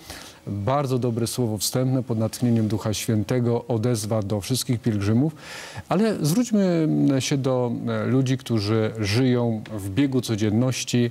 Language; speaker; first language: Polish; native; Polish